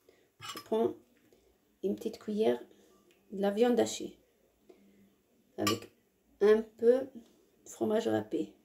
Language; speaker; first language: French; non-native, learner; Arabic